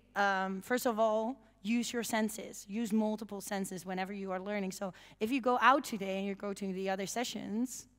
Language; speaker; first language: English; non-native, fluent; Dutch